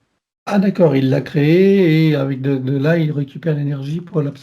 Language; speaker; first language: French; native; French